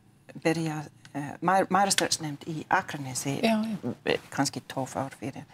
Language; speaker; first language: Icelandic; non-native, learner; English